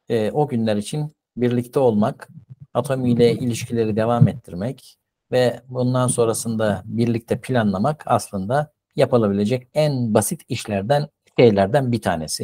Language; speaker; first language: Turkish; native; Turkish